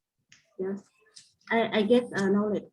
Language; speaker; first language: English; non-native, learner; Vietnamese